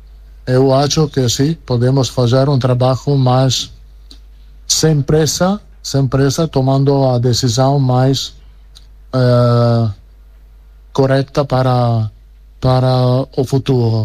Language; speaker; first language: Portuguese; non-native, fluent; Italian